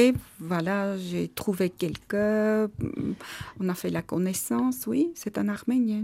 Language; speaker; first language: French; non-native, learner; Armenian